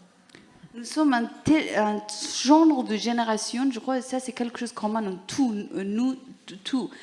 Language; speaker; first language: French; non-native, learner; Persian